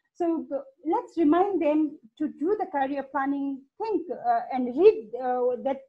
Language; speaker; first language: English; non-native, fluent; Hindi